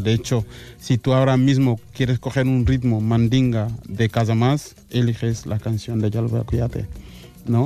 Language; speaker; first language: Spanish; non-native, fluent; Mandingo